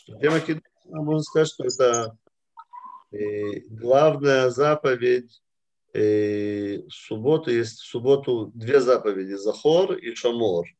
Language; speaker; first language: Russian; early bilingual, heritage; Russian